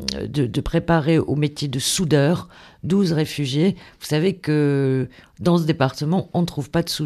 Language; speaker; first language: French; native; French